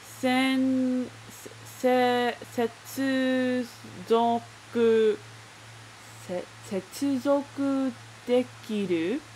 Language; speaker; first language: Japanese; non-native, learner; English